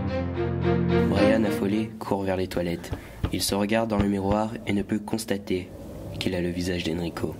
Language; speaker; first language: French; native; French